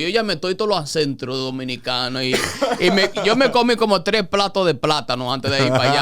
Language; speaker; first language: Spanish; early bilingual, heritage; Spanish